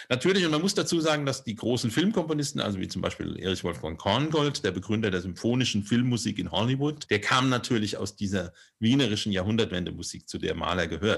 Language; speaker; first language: German; native; German